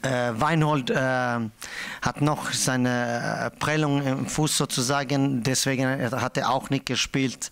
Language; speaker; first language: German; non-native, fluent; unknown